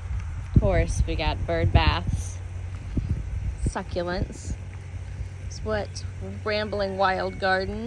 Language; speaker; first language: English; native; English